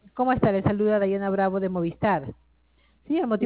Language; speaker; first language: Spanish; native; Spanish